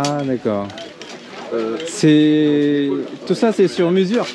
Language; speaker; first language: French; non-native, learner; Korean